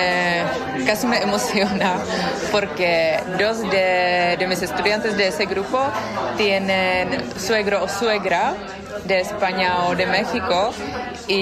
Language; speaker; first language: Spanish; non-native, fluent; Czech